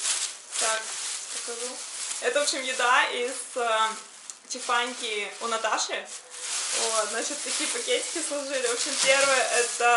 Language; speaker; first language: Russian; native; Russian